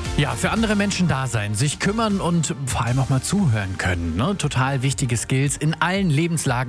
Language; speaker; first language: German; native; German